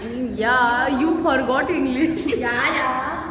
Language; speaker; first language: English; non-native, local second language; Hindi